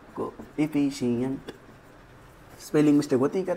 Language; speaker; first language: Hindi; non-native, local second language; Marathi